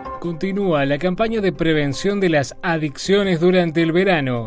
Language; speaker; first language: Spanish; native; Spanish